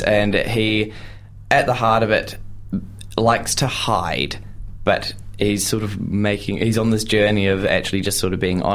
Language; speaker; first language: English; native; English